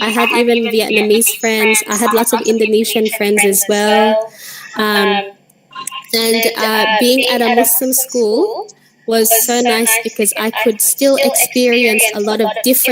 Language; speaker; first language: English; early bilingual, heritage; English